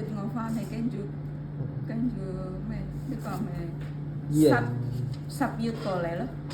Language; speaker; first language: Cantonese; non-native, learner; Indonesian